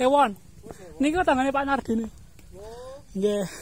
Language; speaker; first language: Indonesian; native; Indonesian